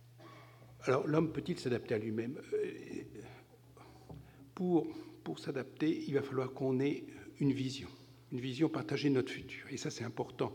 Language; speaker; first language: French; native; French